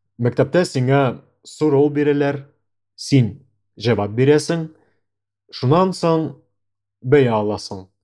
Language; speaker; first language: Tatar; non-native, local second language; Russian